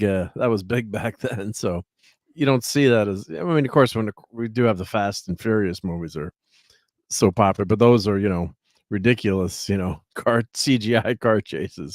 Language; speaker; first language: English; native; English